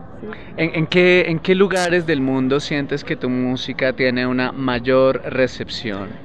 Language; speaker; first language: Spanish; native; Spanish